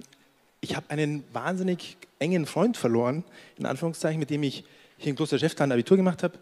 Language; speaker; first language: German; native; German